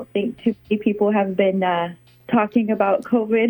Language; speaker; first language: English; native; English